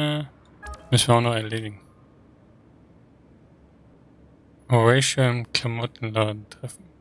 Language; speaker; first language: German; native; German